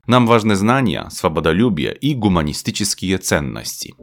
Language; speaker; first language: Russian; non-native, fluent; Polish